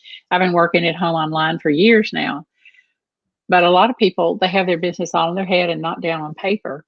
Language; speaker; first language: English; native; English